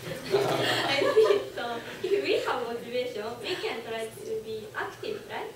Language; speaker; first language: English; non-native, learner; Japanese